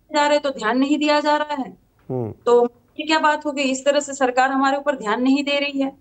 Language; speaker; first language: Hindi; non-native, local second language; Gujarati